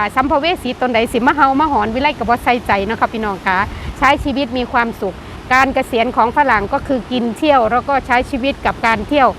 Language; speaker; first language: Thai; native; Thai